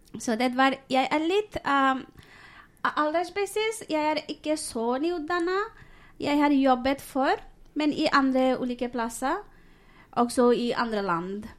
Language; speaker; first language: Norwegian; non-native, fluent; Bangla